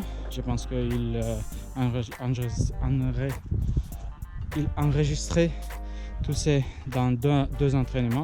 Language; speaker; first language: French; non-native, learner; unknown